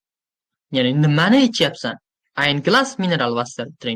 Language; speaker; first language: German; non-native, fluent; Uzbek